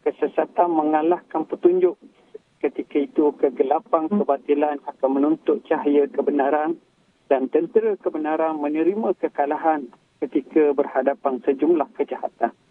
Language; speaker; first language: Malay; native; Malay